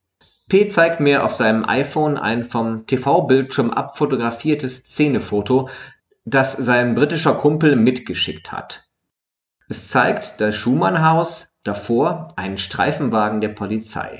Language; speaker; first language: German; native; German